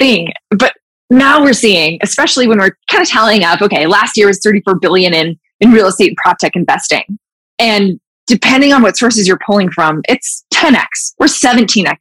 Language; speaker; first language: English; native; English